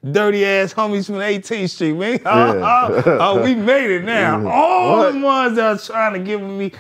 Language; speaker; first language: English; native; English